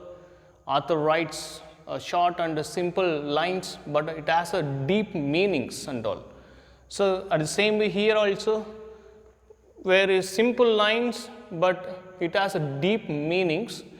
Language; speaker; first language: English; non-native, local second language; Hindi